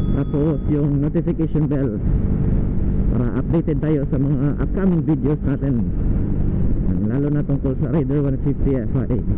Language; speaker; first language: Filipino; non-native, local second language; Cebuano